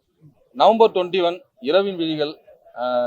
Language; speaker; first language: Tamil; native; Tamil